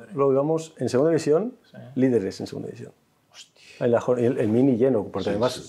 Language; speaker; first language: Spanish; early bilingual, other home language; Catalan